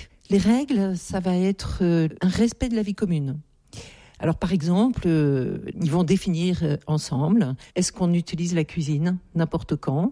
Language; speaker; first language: French; native; French